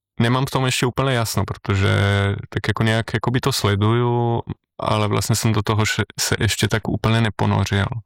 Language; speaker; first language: Czech; non-native, fluent; Slovenian